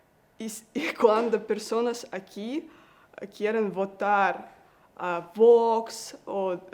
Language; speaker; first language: Spanish; non-native, learner; Russian